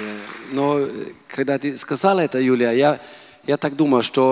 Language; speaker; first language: Russian; non-native, fluent; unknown